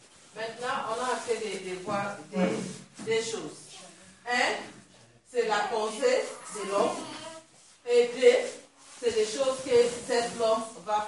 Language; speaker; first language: French; non-native, learner; Swahili